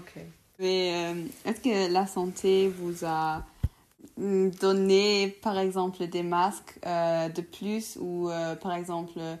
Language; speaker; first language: French; non-native, local second language; Luxembourgish